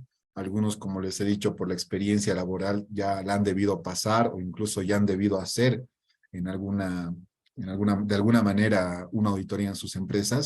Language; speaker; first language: Spanish; native; Spanish